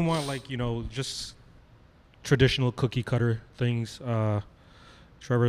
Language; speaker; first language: English; native; English